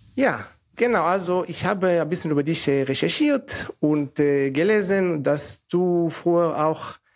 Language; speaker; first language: German; non-native, fluent; Hebrew